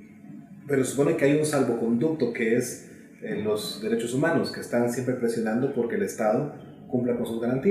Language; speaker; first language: Spanish; native; Spanish